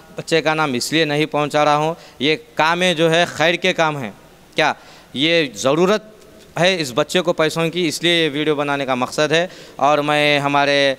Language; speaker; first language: Hindi; non-native, local second language; Urdu